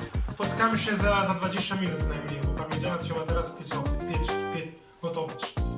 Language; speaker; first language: Polish; non-native, learner; Italian